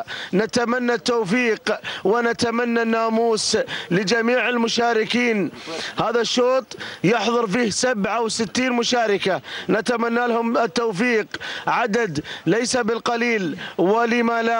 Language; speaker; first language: Arabic; native; Arabic